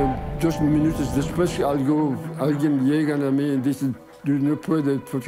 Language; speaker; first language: Spanish; non-native, learner; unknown